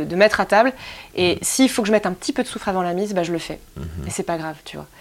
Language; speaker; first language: French; native; French